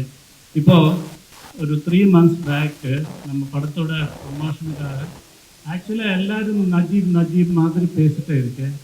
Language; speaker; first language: Tamil; non-native, learner; Malayalam